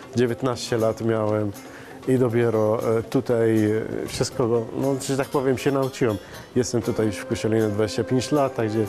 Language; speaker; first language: Polish; non-native, fluent; Arabic